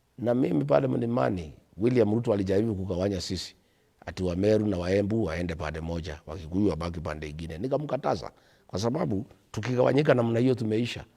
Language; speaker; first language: Swahili; non-native, local second language; Kikuyu